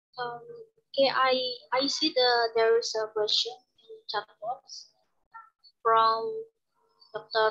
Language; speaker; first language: English; non-native, learner; Indonesian